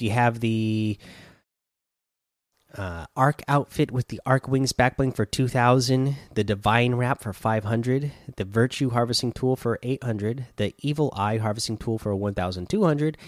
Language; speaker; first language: English; native; English